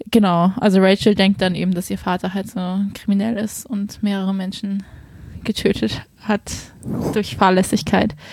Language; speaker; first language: German; early bilingual, other home language; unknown